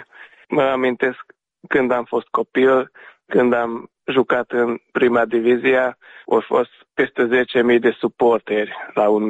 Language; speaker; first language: Romanian; non-native, local second language; Hungarian